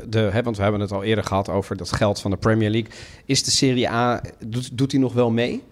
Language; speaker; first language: Dutch; early bilingual, other home language; Italian